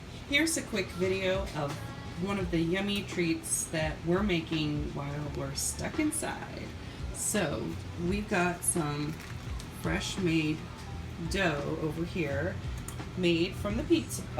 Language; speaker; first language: English; native; English